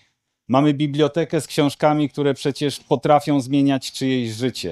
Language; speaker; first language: Polish; native; Polish